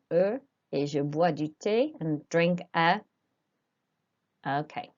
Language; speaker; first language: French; non-native, fluent; English